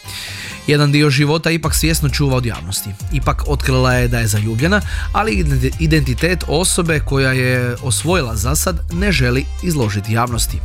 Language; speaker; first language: Croatian; native; Croatian